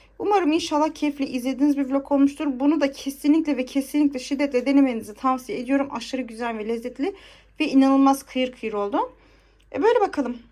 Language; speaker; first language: Turkish; native; Turkish